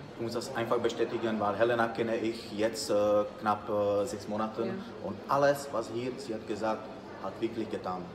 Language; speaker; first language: German; non-native, learner; Czech